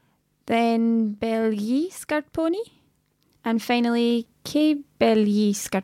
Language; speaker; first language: Italian; non-native, learner; English